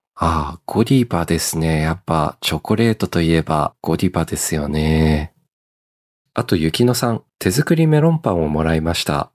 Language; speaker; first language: Japanese; early bilingual, heritage; Japanese